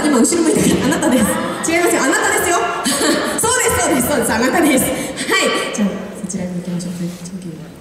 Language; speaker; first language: Japanese; native; Japanese